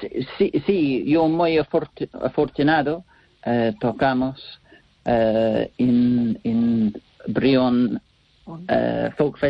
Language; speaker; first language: Spanish; non-native, learner; English